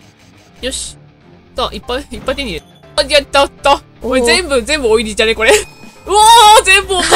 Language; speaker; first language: Japanese; native; Japanese